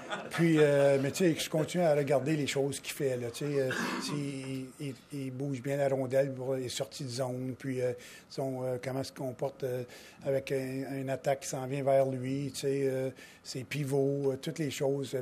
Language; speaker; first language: French; native; French